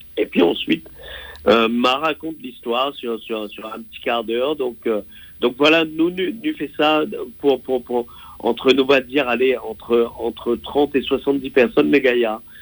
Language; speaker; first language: French; non-native, local second language; Réunion Creole French